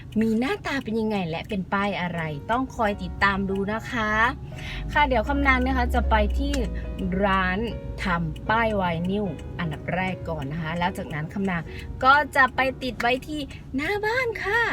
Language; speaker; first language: Thai; native; Thai